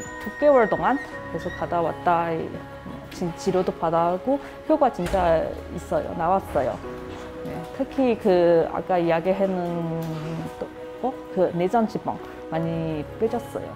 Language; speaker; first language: Korean; non-native, learner; Chinese